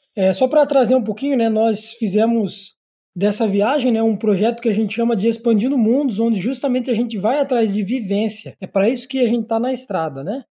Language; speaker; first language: Portuguese; native; Portuguese